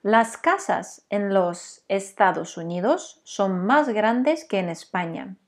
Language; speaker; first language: Spanish; non-native, fluent; Russian